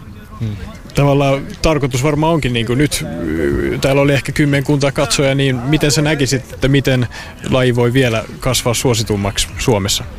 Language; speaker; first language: Finnish; native; Finnish